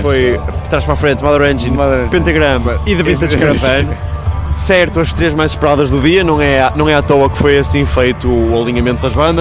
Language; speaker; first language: Portuguese; native; Portuguese